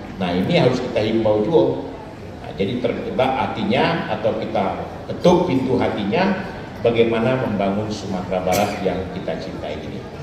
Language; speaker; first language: Indonesian; non-native, local second language; Minangkabau